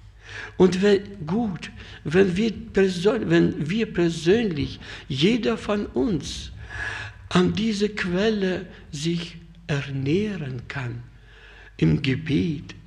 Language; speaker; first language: German; non-native, fluent; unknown